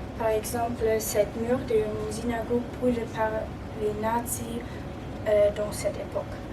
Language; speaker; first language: French; non-native, learner; German